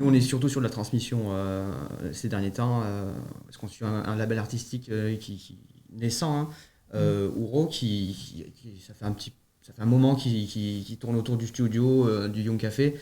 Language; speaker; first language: French; native; French